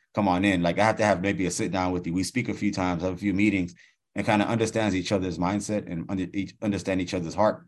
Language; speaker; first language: English; native; English